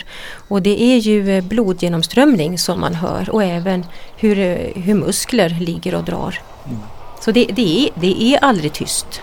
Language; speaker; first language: Swedish; native; Swedish